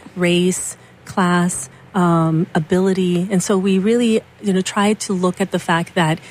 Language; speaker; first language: English; early bilingual, other home language; Spanish